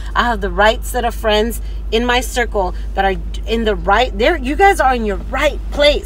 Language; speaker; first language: English; early bilingual, other home language; Spanish